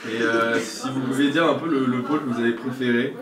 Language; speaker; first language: French; native; French